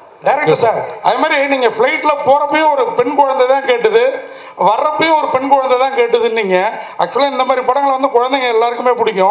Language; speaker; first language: Tamil; native; Tamil